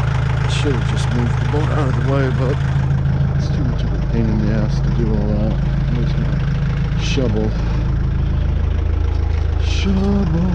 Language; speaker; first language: English; native; English